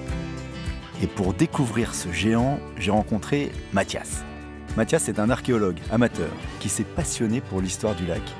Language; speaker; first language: French; native; French